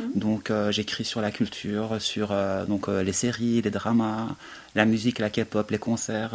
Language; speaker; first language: French; early bilingual, other home language; Turkish